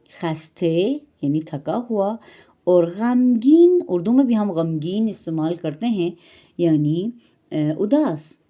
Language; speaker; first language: Urdu; non-native, fluent; Persian